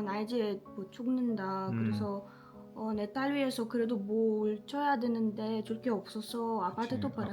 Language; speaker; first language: Korean; non-native, fluent; Russian